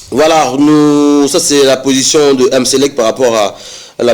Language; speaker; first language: French; non-native, local second language; Lingala